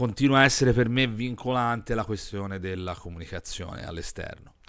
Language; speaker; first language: Italian; native; Italian